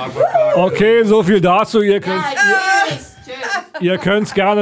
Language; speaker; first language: German; native; German